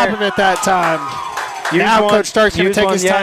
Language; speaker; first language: English; native; English